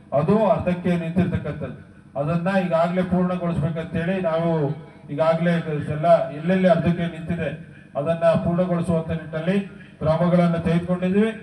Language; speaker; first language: Kannada; native; Kannada